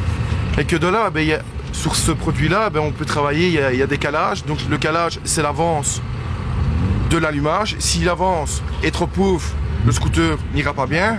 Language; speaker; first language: French; native; French